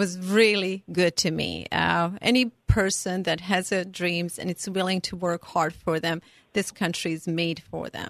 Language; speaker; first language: English; non-native, fluent; Serbian